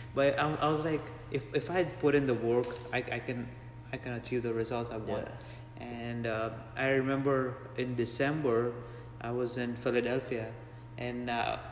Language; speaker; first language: English; non-native, local second language; Gujarati